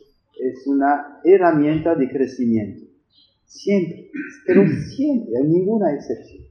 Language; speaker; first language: Spanish; non-native, fluent; French